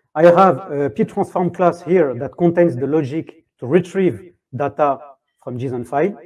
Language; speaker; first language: English; non-native, fluent; French